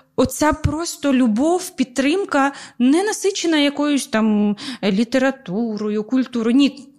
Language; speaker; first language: Ukrainian; non-native, local second language; Russian